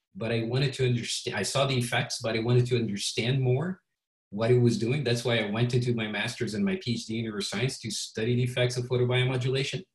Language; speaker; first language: English; non-native, fluent; Portuguese